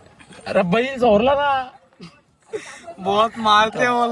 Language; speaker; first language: Hindi; non-native, local second language; Marathi